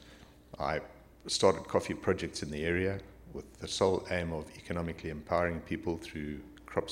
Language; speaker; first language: English; native; English